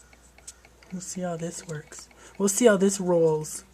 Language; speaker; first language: English; native; English